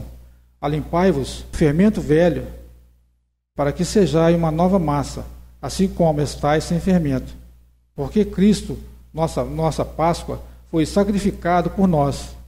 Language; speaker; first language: Portuguese; native; Portuguese